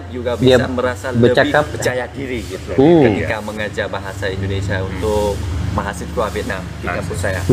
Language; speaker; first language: Indonesian; non-native, fluent; Vietnamese